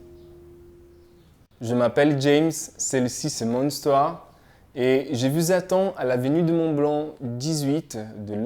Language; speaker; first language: French; non-native, fluent; Portuguese